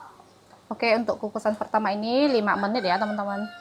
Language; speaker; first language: Indonesian; native; Indonesian